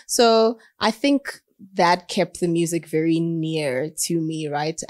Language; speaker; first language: English; non-native, local second language; Southern Sotho